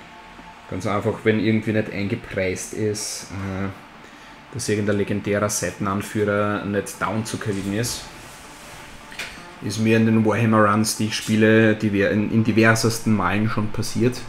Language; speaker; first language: German; native; German